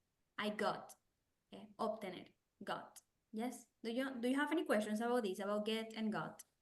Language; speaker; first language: English; non-native, fluent; Spanish